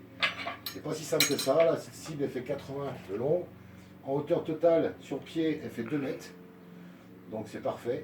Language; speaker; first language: French; native; French